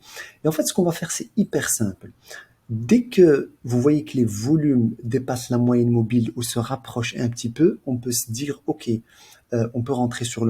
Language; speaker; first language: French; native; French